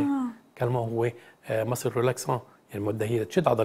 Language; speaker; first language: Arabic; native; Arabic